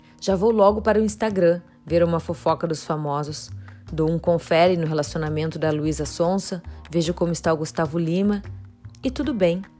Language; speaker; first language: Portuguese; native; Portuguese